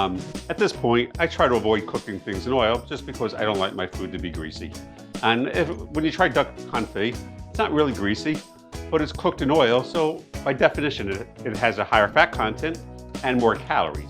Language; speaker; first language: English; native; English